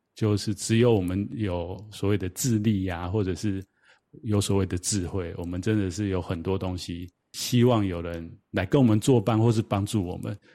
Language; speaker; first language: Chinese; native; Chinese